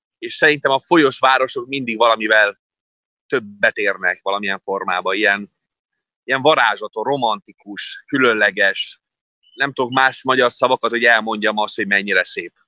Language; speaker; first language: Hungarian; non-native, fluent; Italian